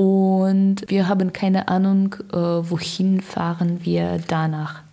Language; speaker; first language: German; non-native, learner; Russian